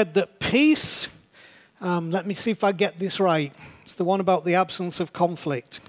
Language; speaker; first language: English; native; English